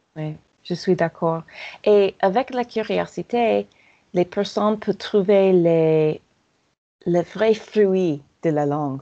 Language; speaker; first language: French; non-native, learner; English